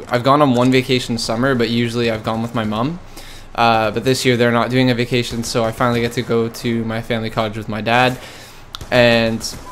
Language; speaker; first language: English; native; English